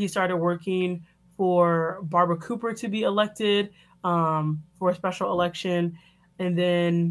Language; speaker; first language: English; native; English